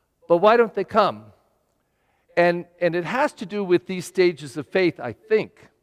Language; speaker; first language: English; native; English